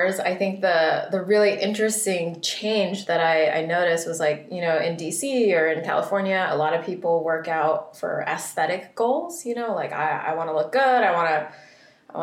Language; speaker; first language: English; early bilingual, other home language; Vietnamese